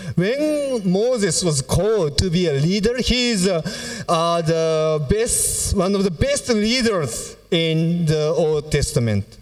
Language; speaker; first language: English; non-native, fluent; Japanese